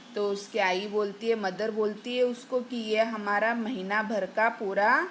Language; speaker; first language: Hindi; non-native, local second language; Marathi